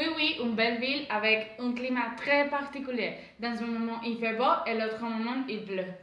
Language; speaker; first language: French; non-native, learner; Spanish